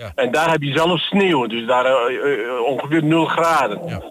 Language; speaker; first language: Dutch; non-native, fluent; Turkish